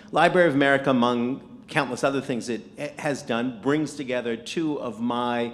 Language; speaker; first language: English; native; English